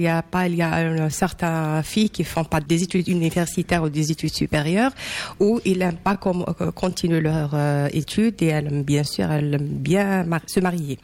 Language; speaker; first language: French; non-native, local second language; Arabic